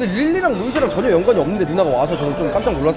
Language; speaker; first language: Korean; native; Korean